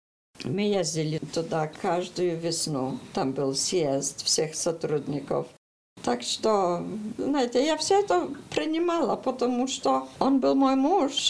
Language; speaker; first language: Russian; early bilingual, heritage; Russian